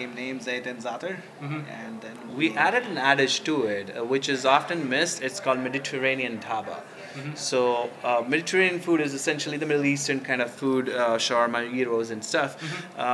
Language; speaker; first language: English; non-native, local second language; Hindi